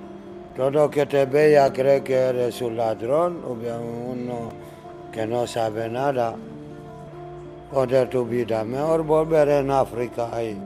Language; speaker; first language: Spanish; non-native, learner; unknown